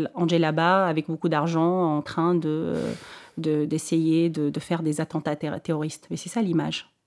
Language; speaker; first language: French; non-native, local second language; Arabic